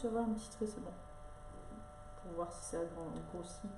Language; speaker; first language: French; native; French